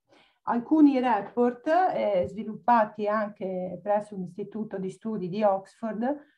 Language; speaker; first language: Italian; native; Italian